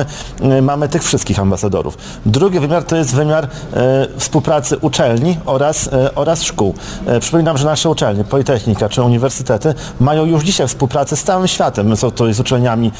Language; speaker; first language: Polish; native; Polish